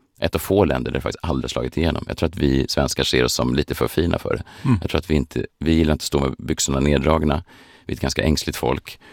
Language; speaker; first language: Swedish; early bilingual, other home language; Kurdish